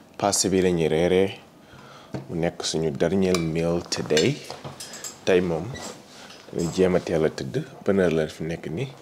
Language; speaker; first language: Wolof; early bilingual, heritage; Wolof